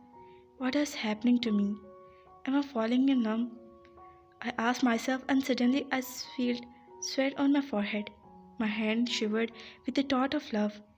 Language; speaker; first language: English; non-native, local second language; Urdu